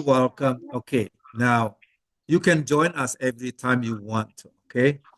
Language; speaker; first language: English; non-native, fluent; Indonesian